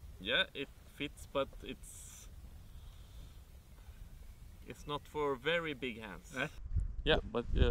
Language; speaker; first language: English; non-native, fluent; Norwegian